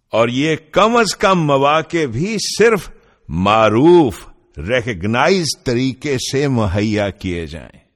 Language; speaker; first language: Urdu; non-native, local second language; Punjabi